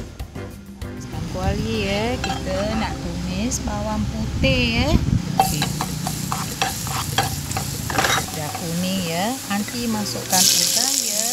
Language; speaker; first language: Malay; non-native, local second language; Chinese